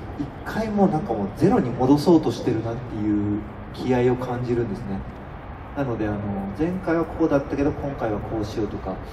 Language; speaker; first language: Japanese; native; Japanese